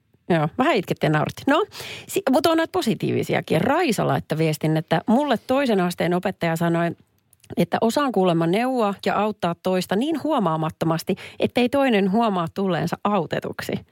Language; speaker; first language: Finnish; native; Finnish